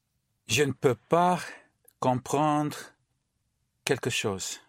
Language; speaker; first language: French; non-native, learner; English